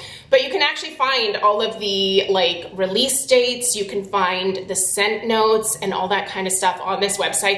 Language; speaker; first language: English; native; English